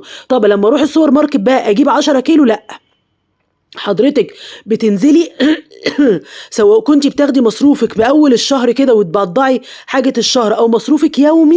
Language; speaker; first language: Arabic; native; Arabic